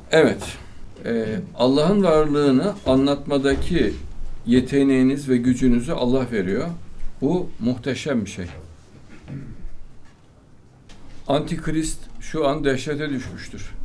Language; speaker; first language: Turkish; native; Turkish